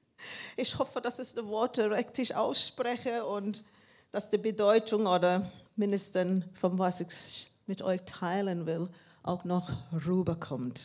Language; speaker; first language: German; non-native, learner; English